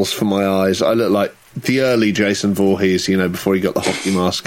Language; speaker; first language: English; native; English